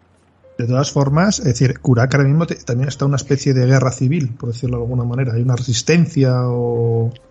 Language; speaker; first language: Spanish; native; Spanish